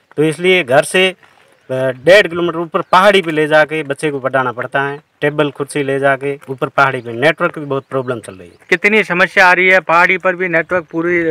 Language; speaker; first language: Hindi; native; Hindi